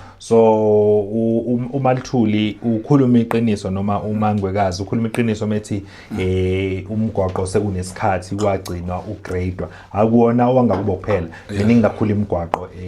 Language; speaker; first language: Zulu; native; Zulu